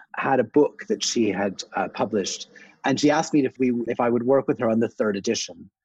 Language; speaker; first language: English; native; English